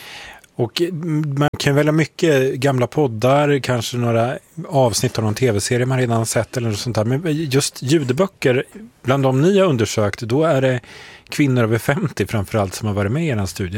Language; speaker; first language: Swedish; native; Swedish